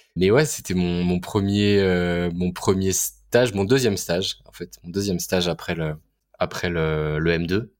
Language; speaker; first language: French; native; French